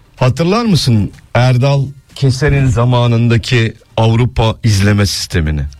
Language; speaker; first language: Turkish; early bilingual, heritage; Turkish